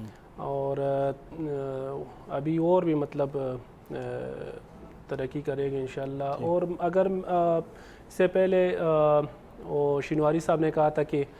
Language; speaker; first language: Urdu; non-native, fluent; Pashto